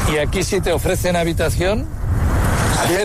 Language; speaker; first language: Spanish; native; Spanish